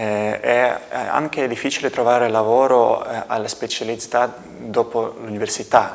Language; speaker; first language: Italian; non-native, learner; Russian